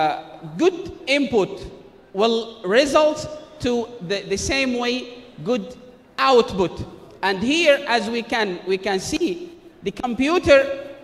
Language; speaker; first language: English; non-native, fluent; Arabic